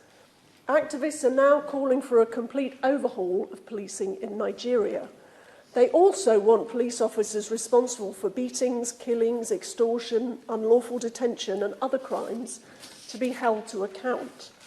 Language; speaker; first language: English; native; English